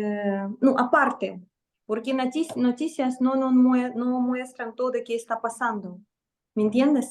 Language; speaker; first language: Spanish; non-native, fluent; Russian